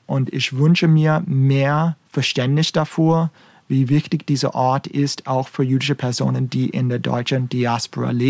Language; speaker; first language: German; non-native, fluent; English